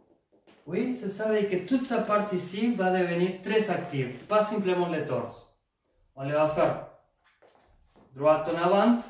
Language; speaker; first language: French; non-native, fluent; Spanish